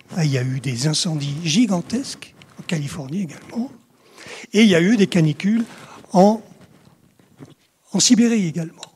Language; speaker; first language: French; native; French